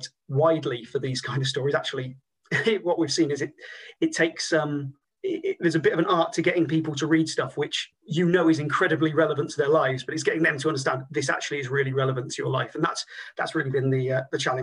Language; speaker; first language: English; native; English